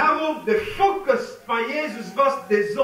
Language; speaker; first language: Dutch; non-native, fluent; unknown